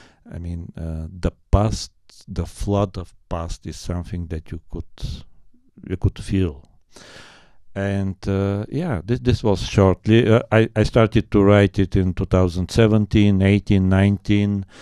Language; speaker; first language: English; non-native, fluent; Bulgarian